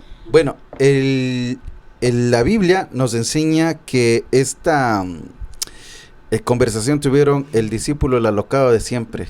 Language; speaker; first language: Spanish; native; Spanish